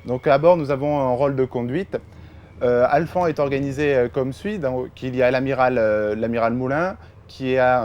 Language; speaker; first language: French; native; French